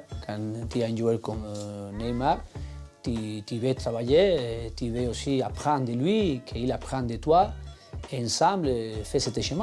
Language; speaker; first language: French; non-native, fluent; Spanish